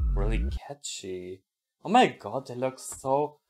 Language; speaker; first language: English; non-native, fluent; German